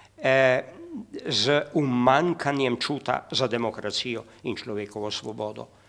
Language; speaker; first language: Slovenian; native; Slovenian